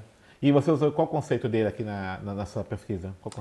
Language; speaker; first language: Portuguese; native; Portuguese